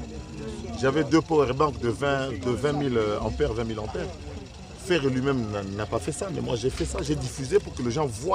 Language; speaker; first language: French; non-native, local second language; Lingala